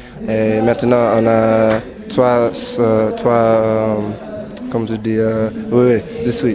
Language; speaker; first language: French; non-native, learner; English